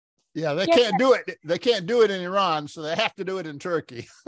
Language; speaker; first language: English; native; English